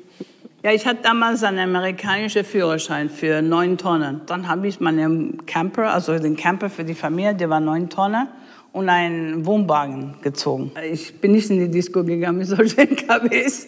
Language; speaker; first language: German; non-native, fluent; English